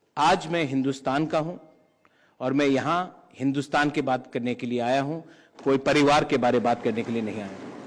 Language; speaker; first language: Hindi; non-native, local second language; Kok Borok